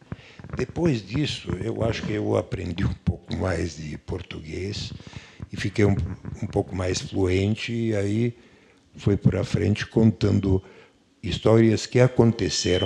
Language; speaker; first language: Portuguese; non-native, fluent; Bulgarian